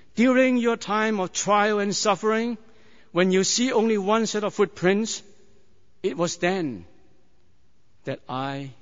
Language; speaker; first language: English; non-native, fluent; Chinese